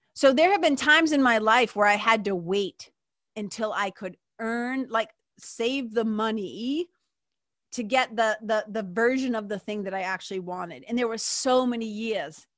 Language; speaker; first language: English; native; English